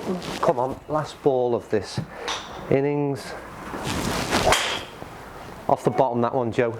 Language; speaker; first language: English; native; English